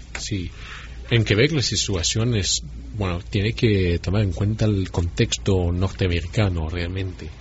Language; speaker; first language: Spanish; non-native, fluent; French